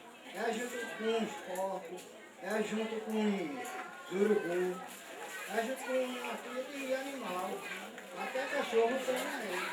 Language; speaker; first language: Portuguese; native; Portuguese